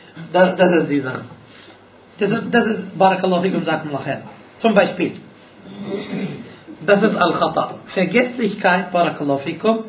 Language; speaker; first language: German; non-native, fluent; Arabic